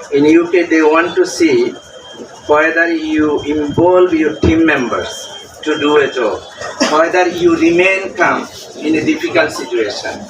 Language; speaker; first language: English; non-native, local second language; Bangla